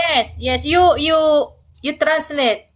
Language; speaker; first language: English; non-native, learner; Indonesian